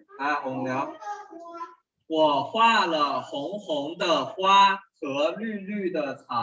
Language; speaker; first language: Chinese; non-native, fluent; Thai